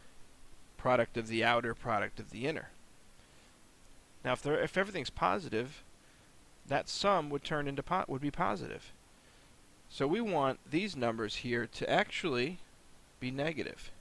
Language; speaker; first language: English; native; English